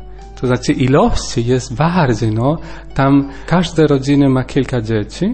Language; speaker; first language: Polish; non-native, learner; Spanish